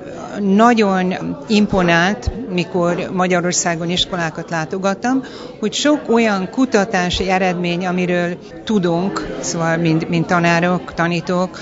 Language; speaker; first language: Hungarian; early bilingual, heritage; Hungarian